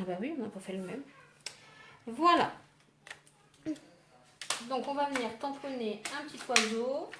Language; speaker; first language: French; native; French